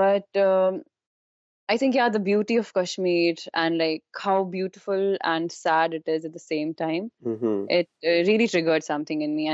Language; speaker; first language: English; non-native, local second language; Kashmiri